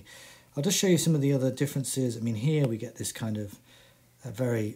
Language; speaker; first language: English; native; English